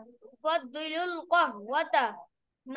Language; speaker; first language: Arabic; non-native, learner; Bangla